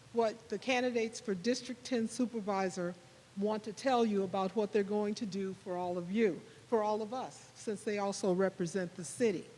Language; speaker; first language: English; native; English